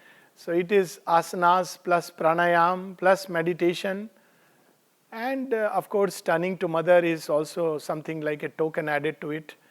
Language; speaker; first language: English; non-native, local second language; Hindi